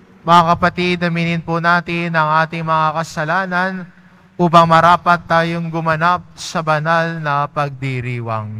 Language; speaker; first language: Filipino; native; Filipino